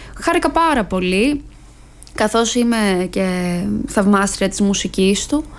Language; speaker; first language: Greek; early bilingual, other home language; Albanian